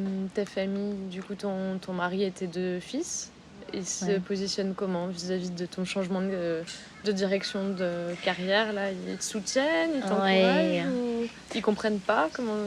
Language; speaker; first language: French; native; French